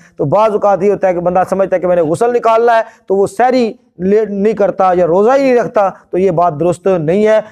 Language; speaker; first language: Urdu; non-native, local second language; Punjabi